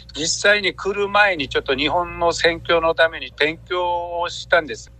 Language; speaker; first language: Japanese; non-native, fluent; Korean